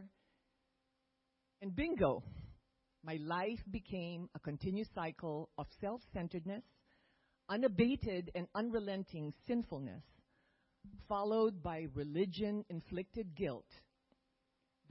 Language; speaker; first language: English; non-native, local second language; Filipino